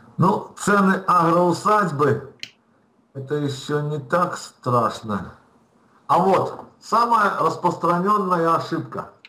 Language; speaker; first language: Russian; native; Russian